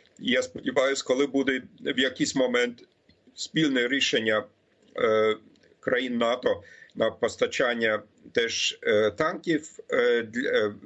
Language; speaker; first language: Ukrainian; non-native, fluent; German